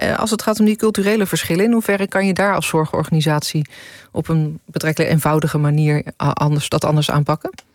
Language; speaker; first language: Dutch; native; Dutch